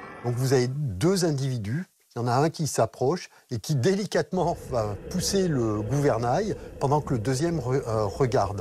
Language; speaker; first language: French; native; French